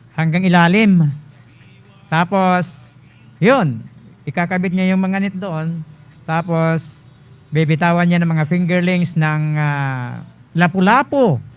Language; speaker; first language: Filipino; native; Filipino